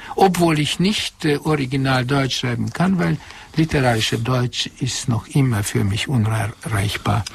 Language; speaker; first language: German; non-native, fluent; Hungarian